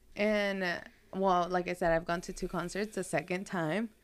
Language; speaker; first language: English; early bilingual, heritage; Spanish